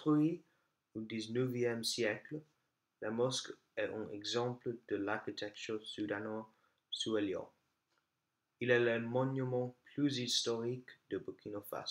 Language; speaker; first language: French; non-native, learner; English